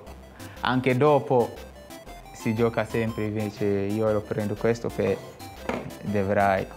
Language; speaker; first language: Italian; non-native, fluent; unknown